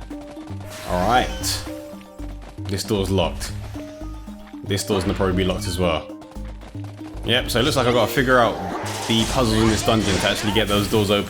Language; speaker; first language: English; native; English